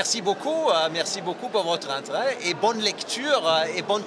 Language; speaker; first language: French; non-native, fluent; German